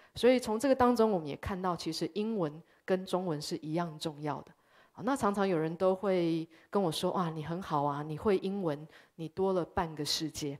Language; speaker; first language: Chinese; early bilingual, heritage; Chinese